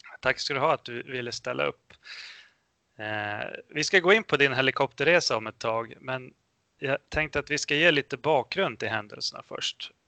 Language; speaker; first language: Swedish; early bilingual, other home language; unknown